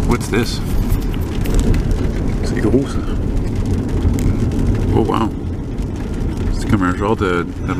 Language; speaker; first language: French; non-native, local second language; English